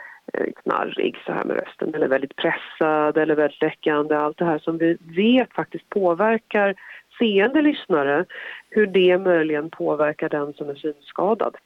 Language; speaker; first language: Swedish; native; Swedish